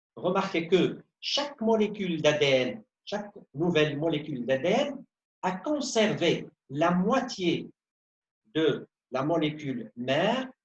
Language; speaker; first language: French; non-native, local second language; Arabic